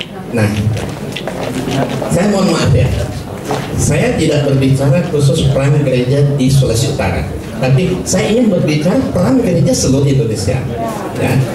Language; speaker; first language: Indonesian; native; Indonesian